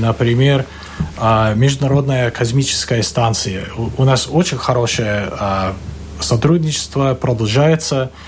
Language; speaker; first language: Russian; non-native, fluent; English